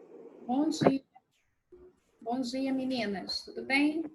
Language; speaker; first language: Portuguese; native; Portuguese